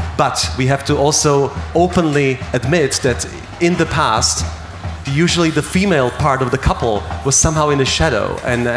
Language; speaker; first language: English; non-native, fluent; Slovak